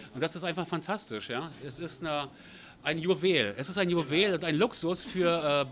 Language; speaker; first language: German; native; German